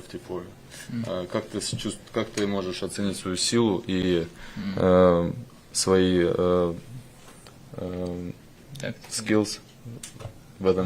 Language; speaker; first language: Russian; native; Russian